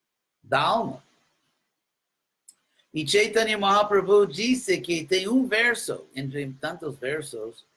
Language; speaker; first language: Portuguese; non-native, fluent; English